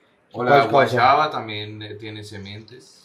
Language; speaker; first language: Portuguese; non-native, learner; Spanish